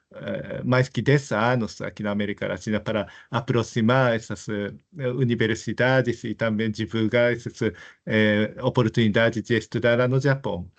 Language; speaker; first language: Portuguese; non-native, fluent; Japanese